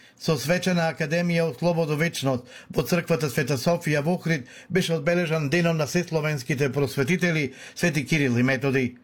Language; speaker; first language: Macedonian; native; Macedonian